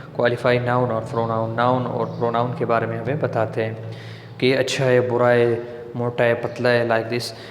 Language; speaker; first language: Urdu; non-native, local second language; Pashto